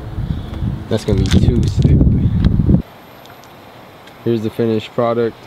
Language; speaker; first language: English; native; English